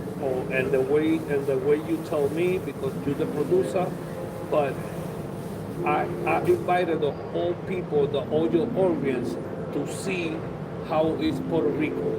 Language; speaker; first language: English; non-native, learner; Spanish